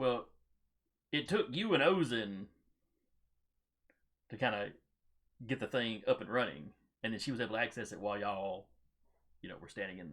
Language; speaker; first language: English; native; English